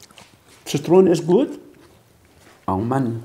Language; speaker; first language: German; non-native, fluent; Arabic